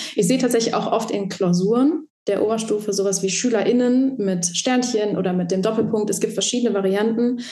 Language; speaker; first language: German; native; German